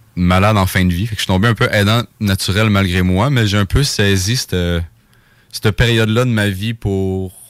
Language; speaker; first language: French; native; French